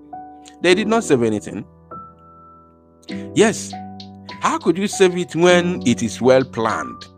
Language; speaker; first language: English; non-native, local second language; Igbo